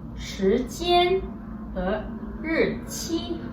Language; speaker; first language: Chinese; non-native, fluent; English